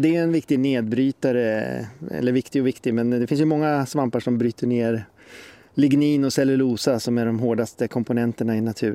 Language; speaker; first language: Swedish; native; Swedish